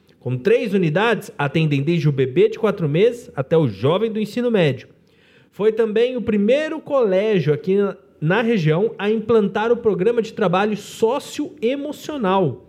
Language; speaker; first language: Portuguese; native; Portuguese